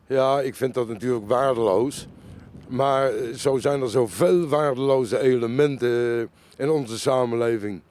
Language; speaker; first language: Dutch; native; Dutch